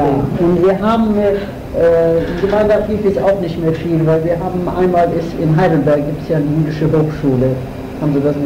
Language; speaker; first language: German; non-native, fluent; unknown